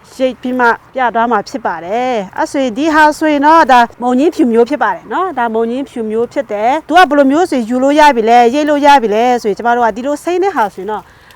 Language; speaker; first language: Burmese; non-native, local second language; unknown